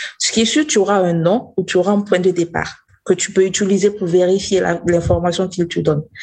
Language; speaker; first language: French; non-native, local second language; Mossi